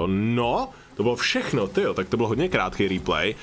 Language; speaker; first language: Czech; native; Czech